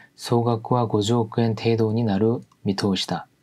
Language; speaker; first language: Japanese; non-native, fluent; Korean